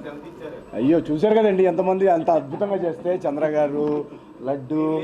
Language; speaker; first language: Telugu; native; Telugu